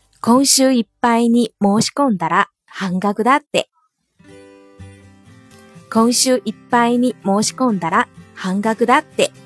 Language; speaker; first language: Japanese; non-native, fluent; Chinese